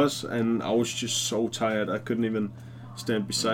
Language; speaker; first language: English; non-native, fluent; Danish